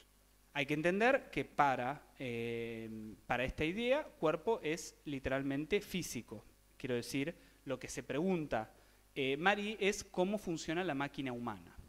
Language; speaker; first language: Spanish; native; Spanish